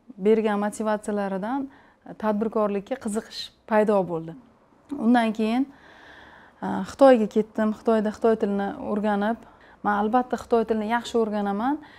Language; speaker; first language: Uzbek; native; Uzbek